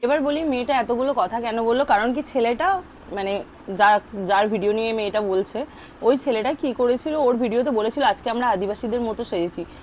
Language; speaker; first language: Bangla; non-native, local second language; Santali